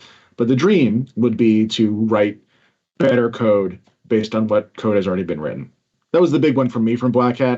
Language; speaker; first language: English; native; English